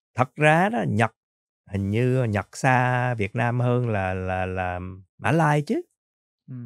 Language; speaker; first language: Vietnamese; native; Vietnamese